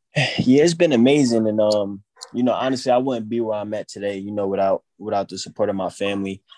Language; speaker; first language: English; native; English